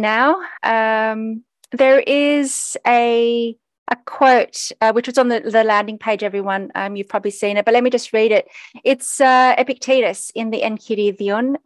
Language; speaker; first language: English; native; English